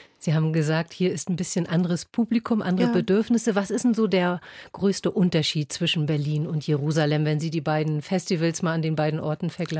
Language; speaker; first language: German; native; German